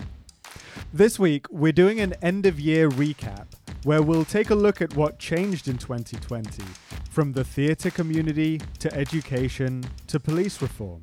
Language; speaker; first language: English; native; English